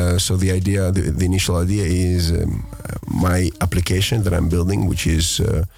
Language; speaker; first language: English; early bilingual, other home language; Greek